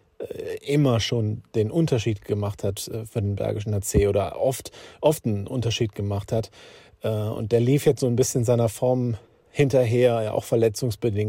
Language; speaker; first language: German; native; German